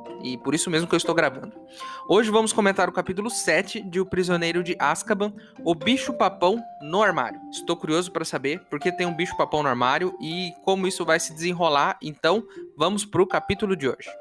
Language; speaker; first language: Portuguese; native; Portuguese